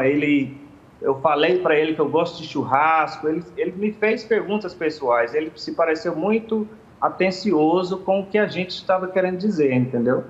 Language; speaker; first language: Portuguese; native; Portuguese